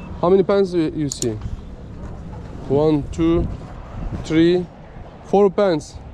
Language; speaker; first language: English; non-native, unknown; Turkish